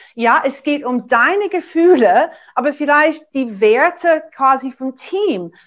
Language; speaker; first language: German; non-native, fluent; English